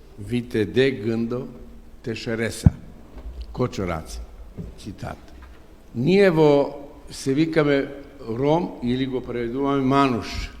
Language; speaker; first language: Macedonian; non-native, local second language; Romany